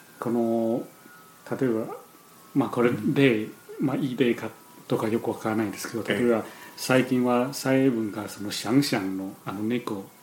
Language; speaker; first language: Japanese; non-native, fluent; Chinese